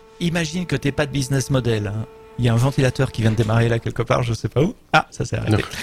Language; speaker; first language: French; native; French